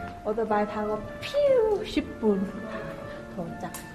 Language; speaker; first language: Korean; non-native, learner; Vietnamese